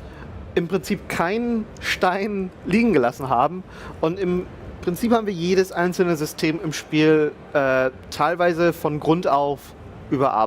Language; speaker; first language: German; native; German